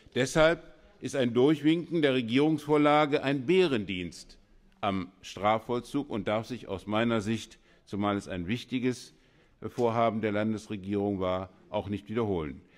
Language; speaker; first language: German; native; German